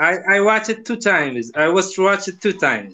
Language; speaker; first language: English; non-native, learner; Kurdish